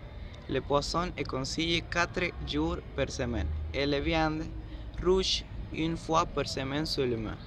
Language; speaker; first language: French; non-native, learner; Spanish